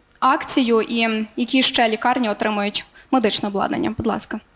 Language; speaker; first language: Ukrainian; native; Ukrainian